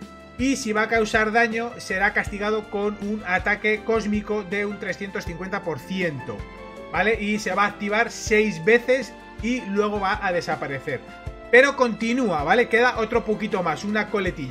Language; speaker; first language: Spanish; native; Spanish